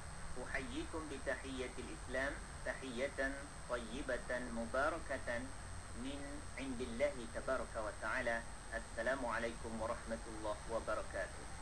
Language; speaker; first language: Arabic; non-native, fluent; Malay